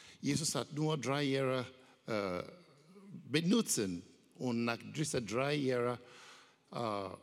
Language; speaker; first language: German; non-native, learner; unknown